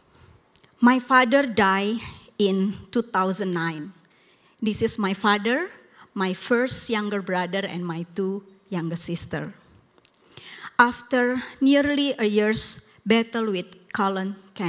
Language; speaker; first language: English; non-native, learner; Indonesian